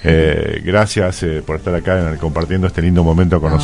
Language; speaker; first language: Spanish; native; Spanish